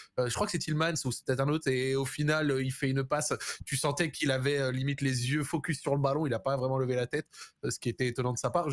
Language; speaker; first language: French; native; French